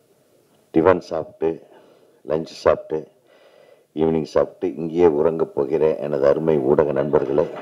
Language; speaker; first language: Tamil; native; Tamil